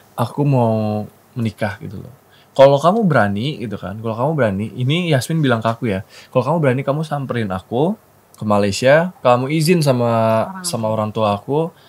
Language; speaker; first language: Indonesian; native; Indonesian